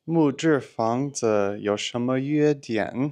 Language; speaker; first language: Chinese; non-native, learner; English